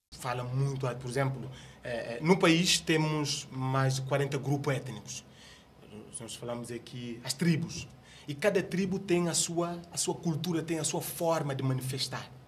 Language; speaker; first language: Portuguese; non-native, local second language; Upper Guinea Crioulo